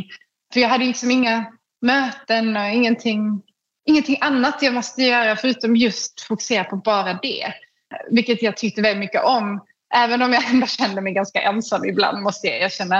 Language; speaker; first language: Swedish; native; Swedish